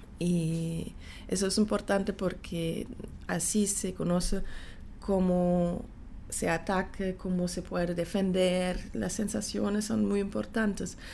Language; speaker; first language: Spanish; early bilingual, heritage; German